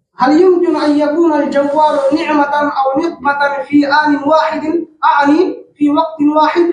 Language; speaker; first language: Arabic; non-native, fluent; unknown